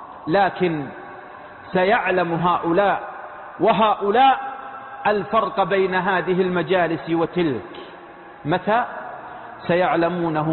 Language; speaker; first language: Arabic; native; Arabic